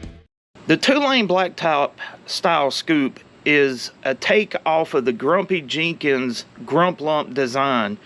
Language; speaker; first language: English; native; English